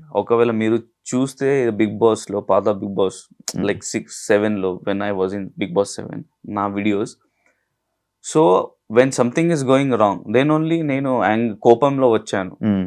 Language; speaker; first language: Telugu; non-native, learner; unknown